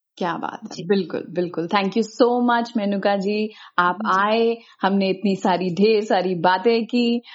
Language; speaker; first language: Hindi; native; Hindi